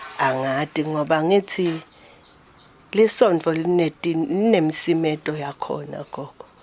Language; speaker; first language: Zulu; non-native, local second language; Swati